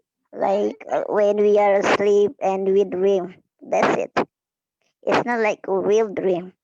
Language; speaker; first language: English; non-native, fluent; Indonesian